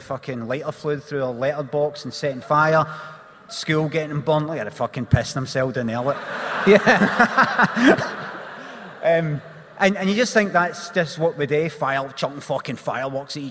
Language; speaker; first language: English; native; English